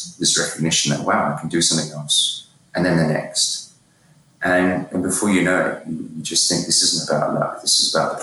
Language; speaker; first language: English; native; English